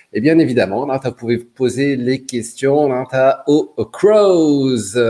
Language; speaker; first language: French; non-native, local second language; Arabic